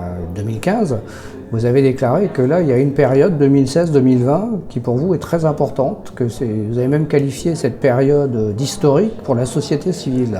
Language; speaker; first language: French; native; French